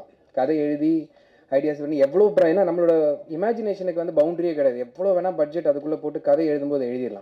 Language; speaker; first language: Tamil; native; Tamil